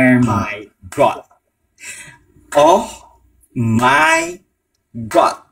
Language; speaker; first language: English; non-native, fluent; Indonesian